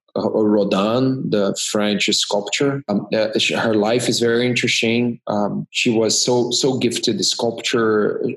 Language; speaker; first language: English; non-native, fluent; Portuguese